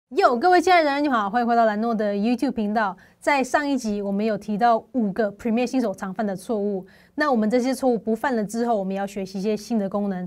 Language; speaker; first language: Chinese; native; Chinese